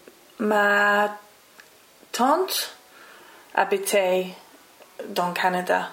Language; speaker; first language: French; non-native, learner; English